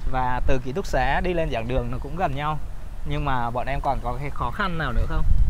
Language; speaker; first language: Vietnamese; native; Vietnamese